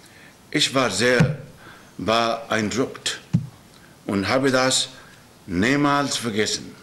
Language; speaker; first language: German; non-native, learner; Urdu